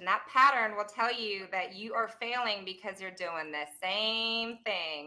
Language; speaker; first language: English; native; English